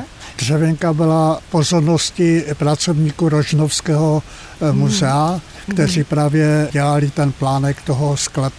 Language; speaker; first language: Czech; native; Czech